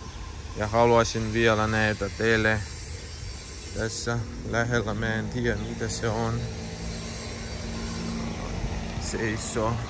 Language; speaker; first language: Finnish; non-native, learner; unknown